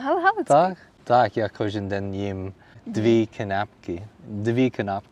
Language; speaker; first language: Ukrainian; non-native, learner; English